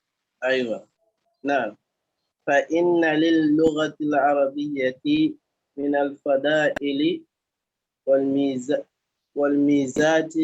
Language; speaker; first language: Arabic; non-native, learner; Indonesian